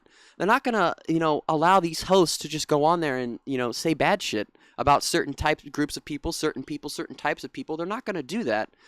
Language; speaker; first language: English; native; English